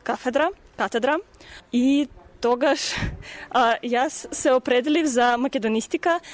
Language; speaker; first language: Macedonian; non-native, fluent; Russian